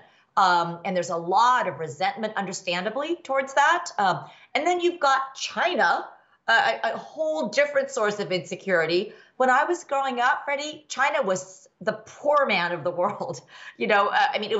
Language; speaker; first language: English; early bilingual, other home language; Chinese